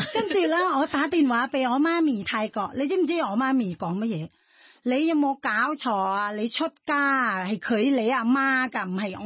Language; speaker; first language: Chinese; non-native, fluent; Thai